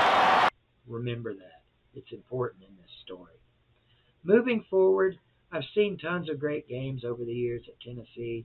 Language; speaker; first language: English; native; English